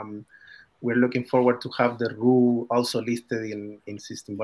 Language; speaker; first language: English; non-native, fluent; Spanish